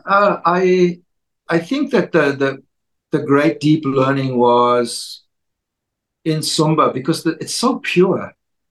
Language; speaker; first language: English; native; English